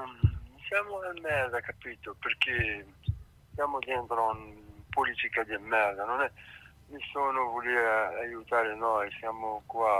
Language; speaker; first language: Italian; non-native, learner; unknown